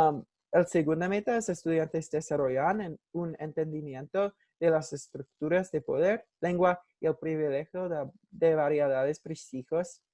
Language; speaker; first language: Spanish; non-native, learner; English